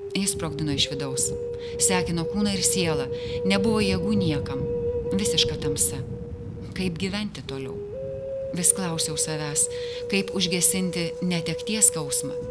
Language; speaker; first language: Lithuanian; native; Lithuanian